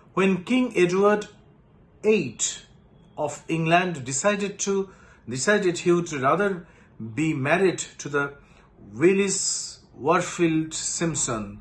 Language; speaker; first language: English; non-native, local second language; Bangla